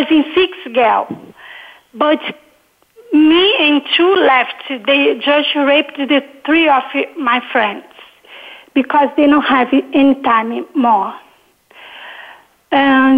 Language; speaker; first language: English; non-native, learner; Portuguese